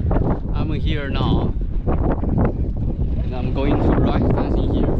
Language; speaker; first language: English; non-native, fluent; Chinese